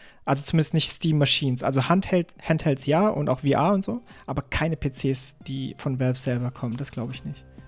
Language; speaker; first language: German; native; German